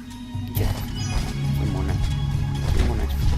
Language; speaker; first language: Spanish; native; Spanish